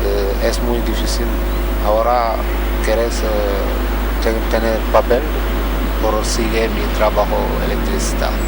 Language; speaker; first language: Spanish; non-native, learner; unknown